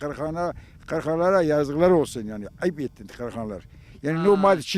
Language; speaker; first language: Turkish; non-native, local second language; Zaza